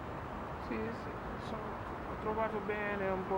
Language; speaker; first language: Italian; non-native, learner; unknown